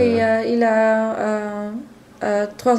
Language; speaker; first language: French; non-native, learner; Dutch